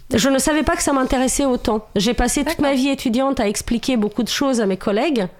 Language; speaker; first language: French; non-native, fluent; Romanian